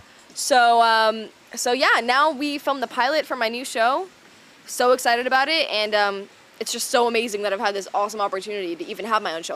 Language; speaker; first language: English; native; English